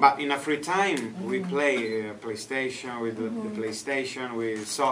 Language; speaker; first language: English; non-native, learner; Italian